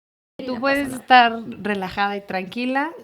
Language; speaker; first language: Spanish; native; Spanish